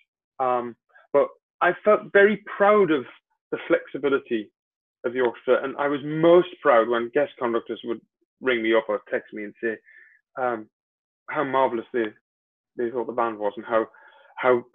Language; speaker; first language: English; native; English